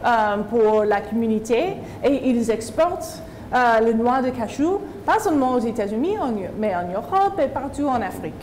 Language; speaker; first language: French; non-native, fluent; English